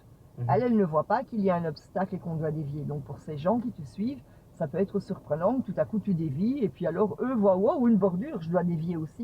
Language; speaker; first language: French; native; French